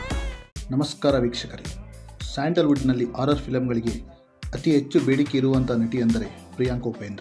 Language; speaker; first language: Kannada; native; Kannada